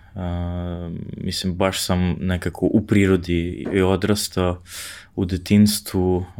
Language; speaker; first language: Serbian; non-native, fluent; English